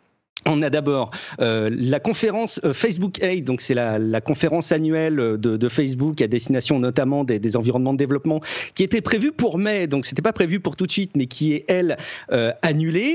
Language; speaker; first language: French; native; French